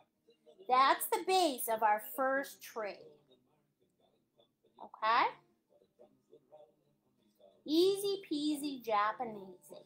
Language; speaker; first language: English; native; English